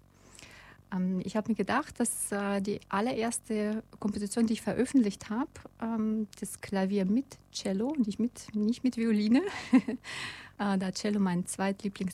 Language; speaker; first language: German; non-native, fluent; Russian